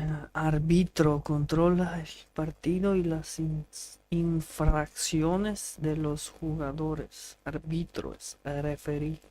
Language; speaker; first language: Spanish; non-native, learner; English